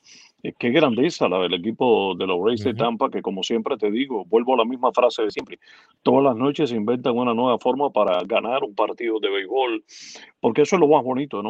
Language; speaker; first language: Spanish; native; Spanish